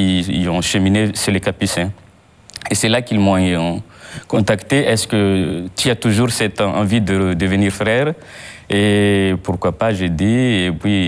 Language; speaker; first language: French; non-native, local second language; Malagasy